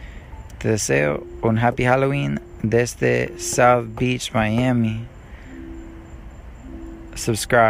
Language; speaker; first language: Spanish; non-native, learner; English